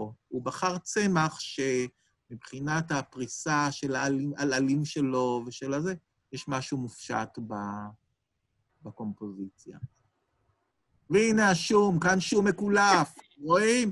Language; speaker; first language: Hebrew; native; Hebrew